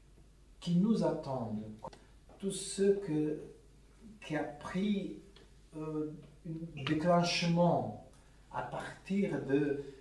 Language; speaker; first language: French; non-native, fluent; Italian